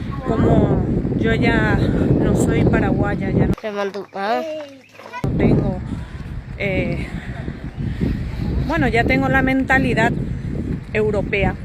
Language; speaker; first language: Spanish; native; Spanish